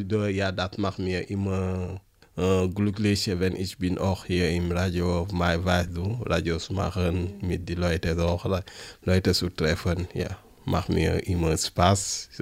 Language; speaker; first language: German; non-native, learner; French